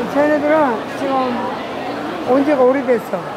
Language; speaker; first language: Korean; native; Korean